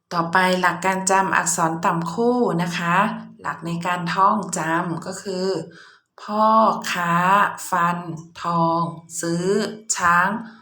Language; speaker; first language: Thai; native; Thai